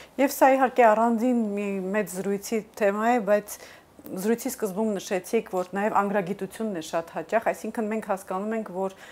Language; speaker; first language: Armenian; native; Armenian